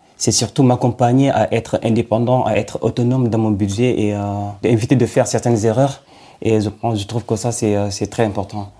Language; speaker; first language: French; non-native, fluent; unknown